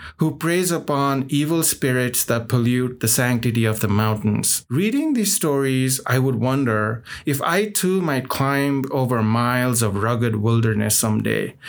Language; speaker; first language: English; non-native, local second language; Nepali